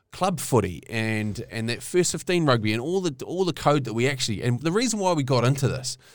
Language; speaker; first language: English; native; English